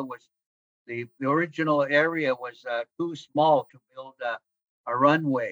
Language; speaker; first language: English; non-native, fluent; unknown